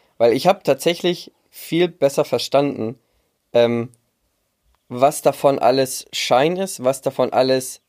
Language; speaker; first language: German; native; German